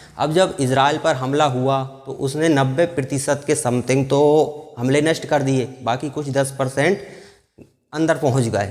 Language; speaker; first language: Hindi; native; Hindi